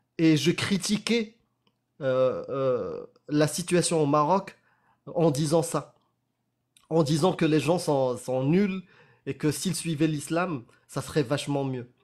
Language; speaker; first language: French; non-native, local second language; Arabic